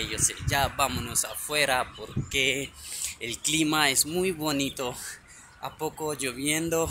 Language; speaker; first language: Spanish; non-native, learner; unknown